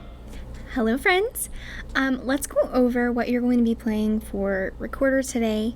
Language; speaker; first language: English; native; English